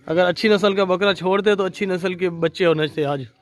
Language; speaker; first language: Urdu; non-native, local second language; Punjabi